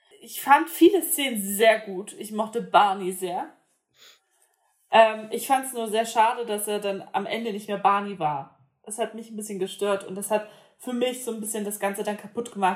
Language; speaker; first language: German; native; German